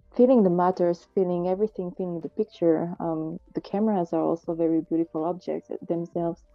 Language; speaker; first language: English; non-native, fluent; French